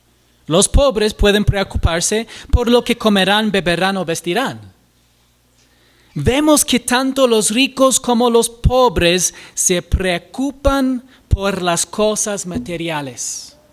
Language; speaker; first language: Spanish; non-native, fluent; English